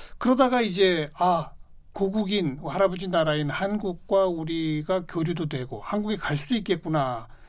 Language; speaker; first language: Korean; native; Korean